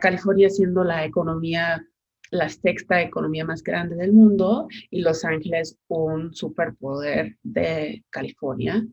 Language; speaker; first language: Spanish; non-native, fluent; English